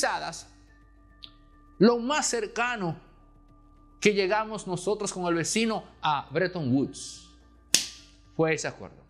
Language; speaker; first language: Spanish; native; Spanish